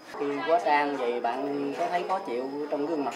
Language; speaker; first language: Vietnamese; native; Vietnamese